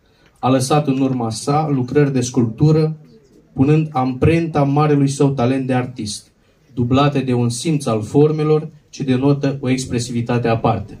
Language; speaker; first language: Romanian; native; Romanian